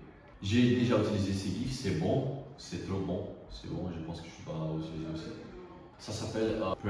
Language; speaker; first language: French; non-native, learner; Portuguese